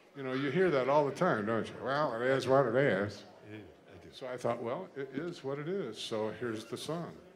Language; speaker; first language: English; native; English